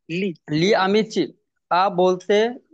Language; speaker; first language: Italian; non-native, learner; Bangla